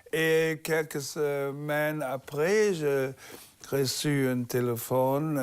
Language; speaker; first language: French; non-native, learner; German